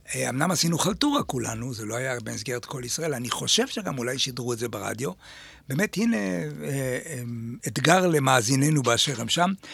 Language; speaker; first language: Hebrew; native; Hebrew